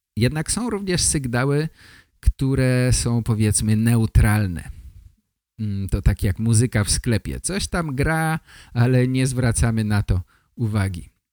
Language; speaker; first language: Polish; native; Polish